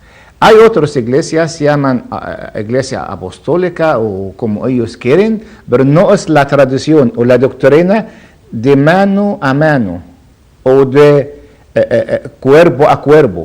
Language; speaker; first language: Spanish; non-native, learner; Arabic